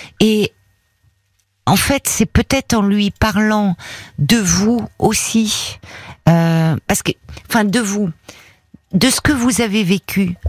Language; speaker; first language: French; native; French